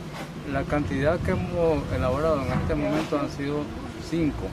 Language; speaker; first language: Spanish; native; Spanish